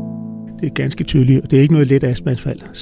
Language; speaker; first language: Danish; native; Danish